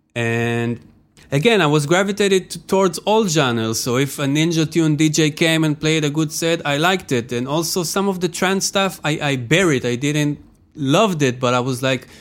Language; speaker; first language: English; non-native, fluent; Hebrew